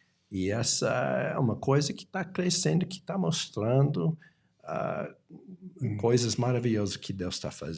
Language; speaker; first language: Portuguese; non-native, fluent; English